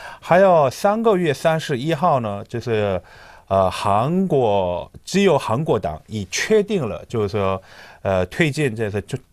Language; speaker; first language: Chinese; non-native, fluent; Korean